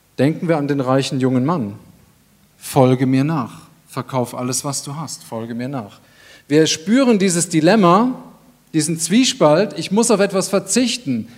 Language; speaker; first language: German; native; German